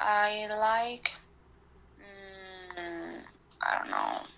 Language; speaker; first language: English; non-native, learner; Spanish